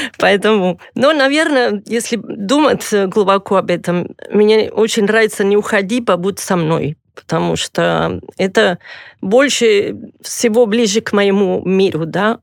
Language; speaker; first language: Russian; non-native, fluent; Catalan